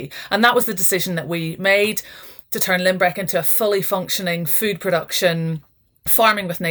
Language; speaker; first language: English; native; English